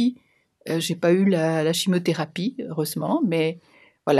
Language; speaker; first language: French; native; French